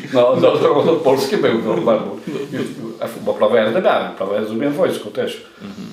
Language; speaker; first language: Polish; native; Polish